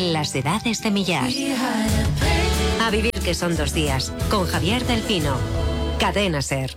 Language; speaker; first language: Spanish; native; Spanish